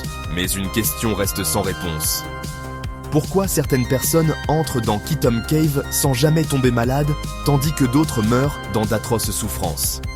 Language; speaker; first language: French; native; French